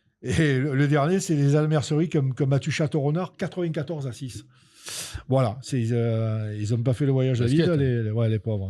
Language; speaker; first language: French; native; French